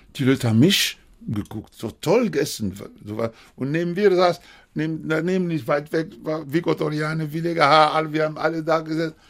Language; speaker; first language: German; non-native, fluent; Spanish